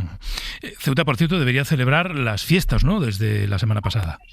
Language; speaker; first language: Spanish; native; Spanish